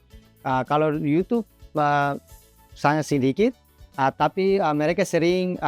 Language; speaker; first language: Indonesian; non-native, fluent; Tetum